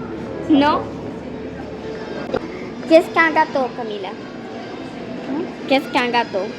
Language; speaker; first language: French; non-native, fluent; Spanish